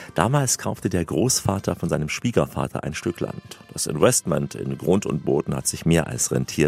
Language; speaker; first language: German; native; German